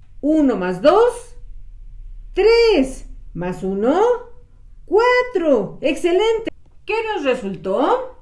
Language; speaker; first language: Spanish; native; Spanish